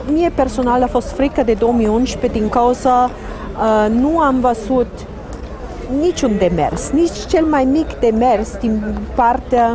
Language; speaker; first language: Romanian; non-native, fluent; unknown